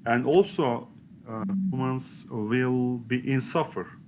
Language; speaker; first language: English; non-native, learner; Turkish